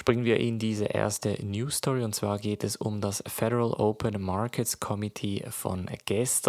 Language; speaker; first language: German; native; German